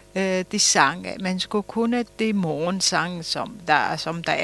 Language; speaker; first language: Danish; early bilingual, other home language; Polish